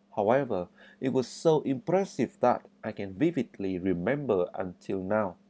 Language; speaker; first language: English; non-native, fluent; Vietnamese